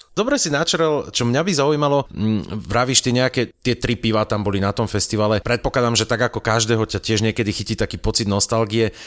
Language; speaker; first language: Slovak; native; Slovak